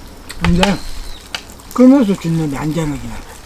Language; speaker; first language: Korean; native; Korean